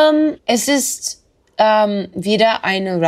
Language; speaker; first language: German; non-native, learner; English